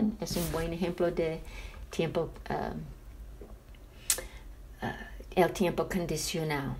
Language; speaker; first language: Spanish; non-native, fluent; English